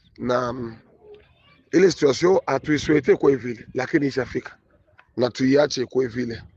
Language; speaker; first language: Swahili; native; Swahili